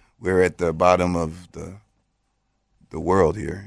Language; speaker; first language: English; native; English